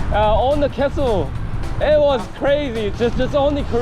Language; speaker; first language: English; non-native, learner; Korean